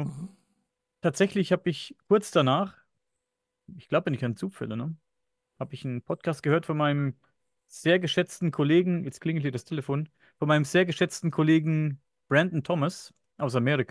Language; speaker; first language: German; native; German